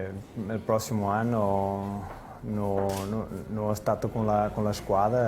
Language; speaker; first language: Italian; non-native, learner; Portuguese